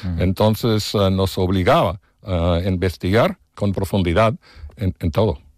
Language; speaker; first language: Spanish; non-native, fluent; English